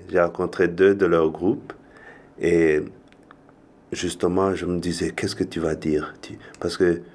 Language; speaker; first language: French; non-native, local second language; Kinyarwanda